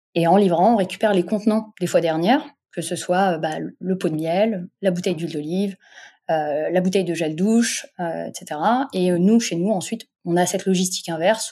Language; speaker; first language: French; non-native, local second language; Arabic